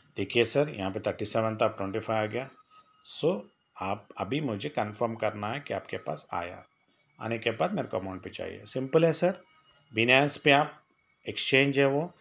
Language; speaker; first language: Hindi; non-native, local second language; Telugu